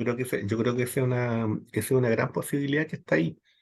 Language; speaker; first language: Spanish; native; Spanish